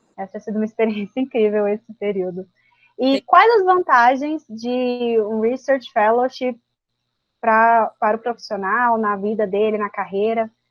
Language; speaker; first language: Portuguese; native; Portuguese